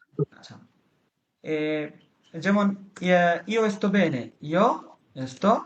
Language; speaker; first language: Italian; non-native, fluent; Bangla